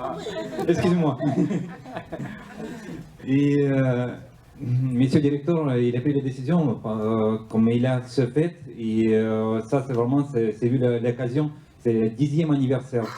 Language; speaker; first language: French; non-native, learner; Russian